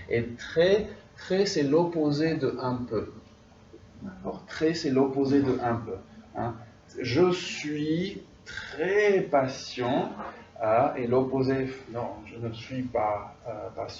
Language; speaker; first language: French; non-native, fluent; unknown